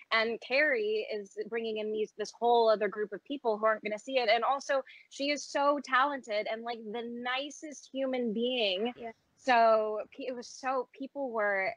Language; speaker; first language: English; native; English